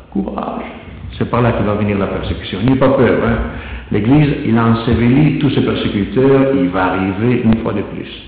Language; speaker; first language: French; non-native, fluent; Italian